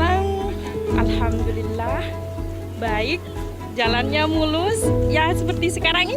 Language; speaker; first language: Indonesian; non-native, local second language; Madurese